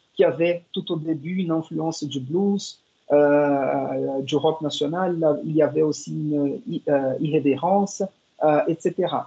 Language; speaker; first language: French; non-native, fluent; Portuguese